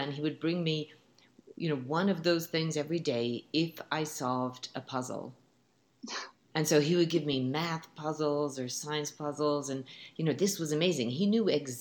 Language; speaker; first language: English; native; English